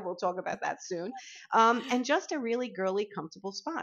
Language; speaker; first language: English; native; English